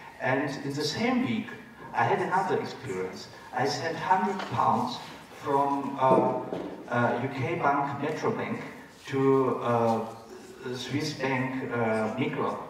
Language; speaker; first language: English; non-native, fluent; German